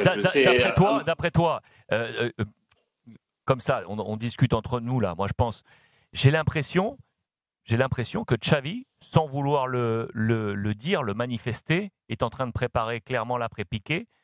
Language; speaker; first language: French; native; French